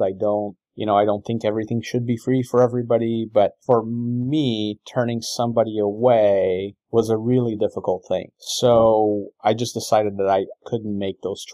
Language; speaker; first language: English; non-native, fluent; Portuguese